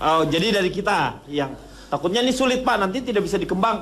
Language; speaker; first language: Indonesian; native; Indonesian